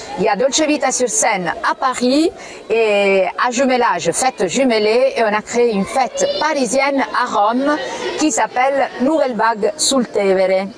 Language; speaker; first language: French; non-native, fluent; Italian